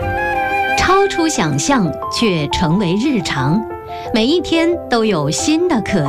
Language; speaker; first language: Chinese; native; Chinese